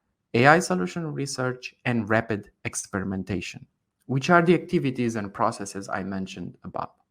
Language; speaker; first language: English; non-native, fluent; Romanian